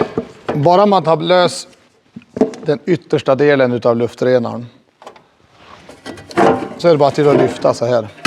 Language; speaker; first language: Swedish; native; Swedish